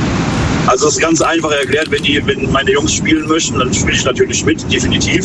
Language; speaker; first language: German; native; German